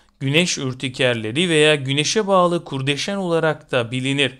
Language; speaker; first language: Turkish; native; Turkish